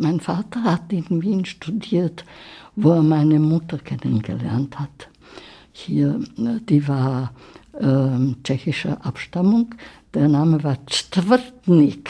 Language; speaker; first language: German; early bilingual, heritage; German